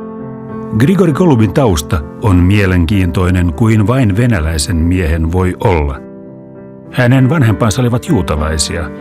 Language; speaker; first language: Finnish; native; Finnish